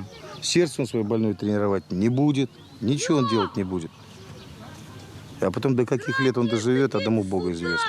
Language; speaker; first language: Russian; native; Russian